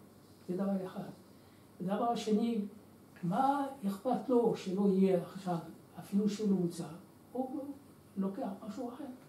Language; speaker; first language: Hebrew; non-native, fluent; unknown